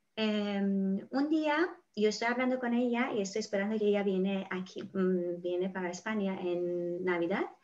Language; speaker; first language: Spanish; non-native, fluent; Persian